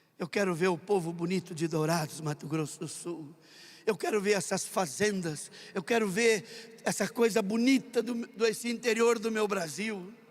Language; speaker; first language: Portuguese; non-native, local second language; German